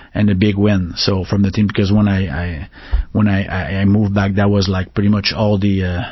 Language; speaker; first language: English; non-native, fluent; French